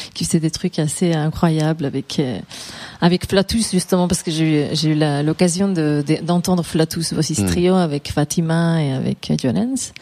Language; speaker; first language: French; non-native, fluent; Spanish